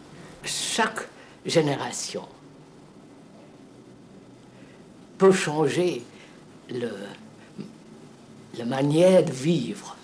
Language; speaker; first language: French; non-native, fluent; Telugu